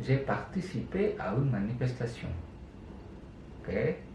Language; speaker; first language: French; non-native, fluent; Indonesian